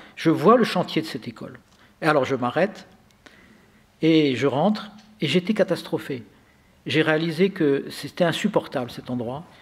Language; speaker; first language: French; native; French